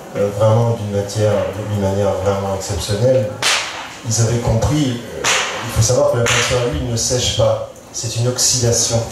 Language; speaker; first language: French; native; French